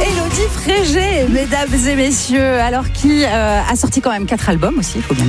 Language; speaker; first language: French; native; French